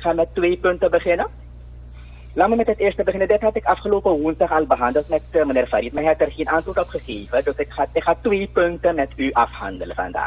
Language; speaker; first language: Dutch; native; Dutch